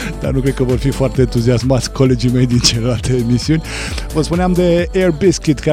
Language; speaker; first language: Romanian; native; Romanian